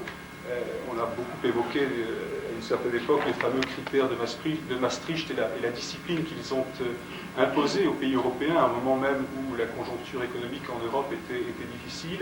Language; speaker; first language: French; native; French